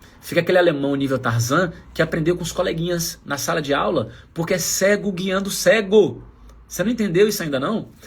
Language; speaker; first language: Portuguese; native; Portuguese